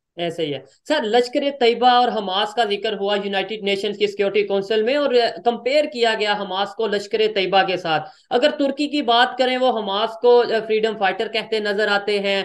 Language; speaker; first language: Urdu; native; Urdu